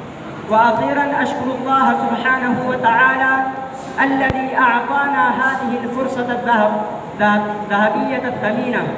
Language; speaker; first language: Arabic; non-native, learner; Urdu